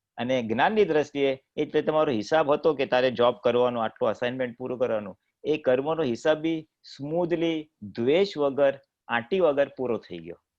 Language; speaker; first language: Gujarati; native; Gujarati